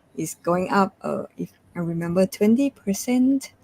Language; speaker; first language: English; non-native, fluent; Thai